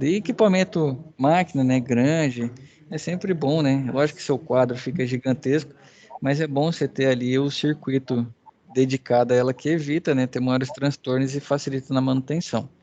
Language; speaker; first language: Portuguese; native; Portuguese